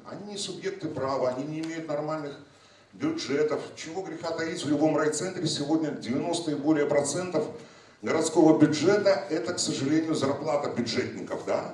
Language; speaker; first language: Russian; native; Russian